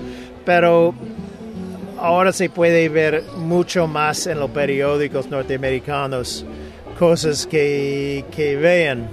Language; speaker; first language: Spanish; non-native, fluent; English